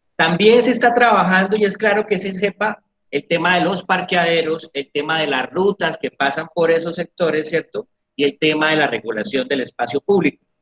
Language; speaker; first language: Spanish; native; Spanish